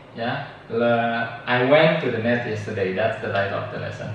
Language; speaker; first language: English; non-native, fluent; Indonesian